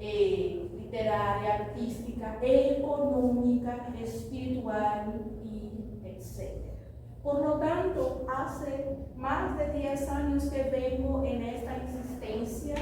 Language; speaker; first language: Spanish; non-native, fluent; Portuguese